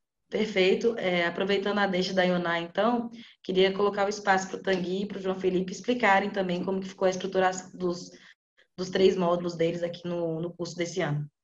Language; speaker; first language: Portuguese; native; Portuguese